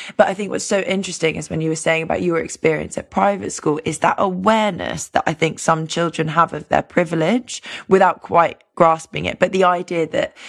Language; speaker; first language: English; native; English